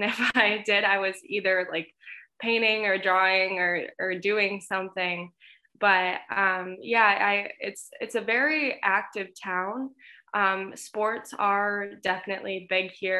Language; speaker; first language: English; native; English